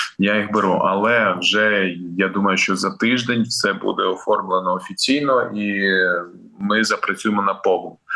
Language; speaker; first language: Ukrainian; non-native, local second language; Russian